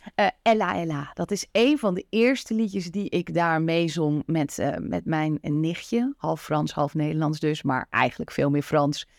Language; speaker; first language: Dutch; native; Dutch